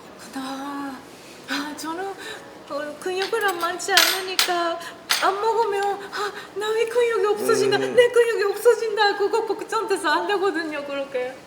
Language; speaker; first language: Korean; non-native, learner; Japanese